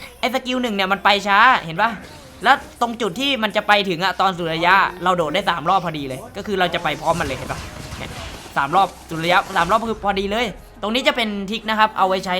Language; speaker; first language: Thai; native; Thai